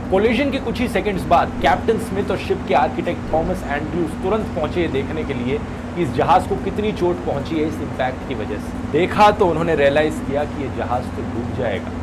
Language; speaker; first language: Hindi; native; Hindi